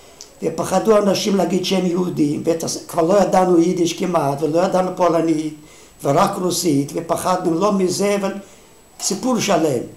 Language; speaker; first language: Hebrew; non-native, fluent; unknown